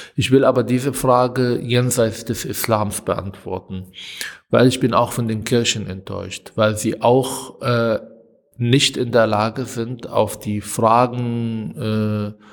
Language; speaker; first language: German; non-native, fluent; Hebrew